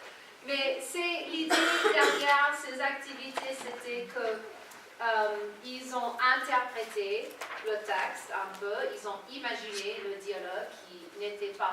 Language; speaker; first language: French; non-native, fluent; English